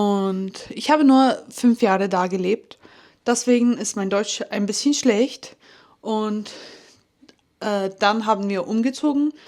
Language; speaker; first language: German; early bilingual, heritage; English